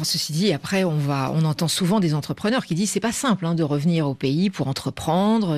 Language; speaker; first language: French; native; French